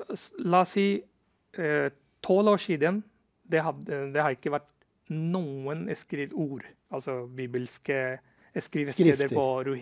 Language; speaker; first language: Norwegian; non-native, fluent; Rohingya